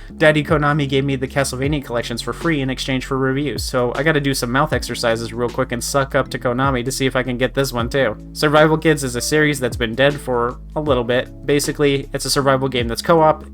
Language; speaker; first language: English; native; English